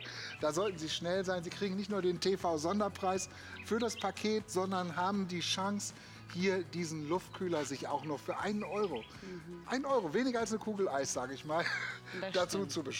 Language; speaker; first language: German; native; German